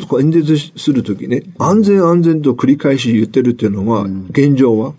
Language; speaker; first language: Japanese; non-native, fluent; Chinese